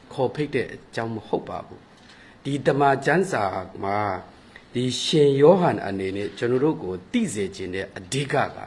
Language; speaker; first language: Burmese; non-native, local second language; Kachin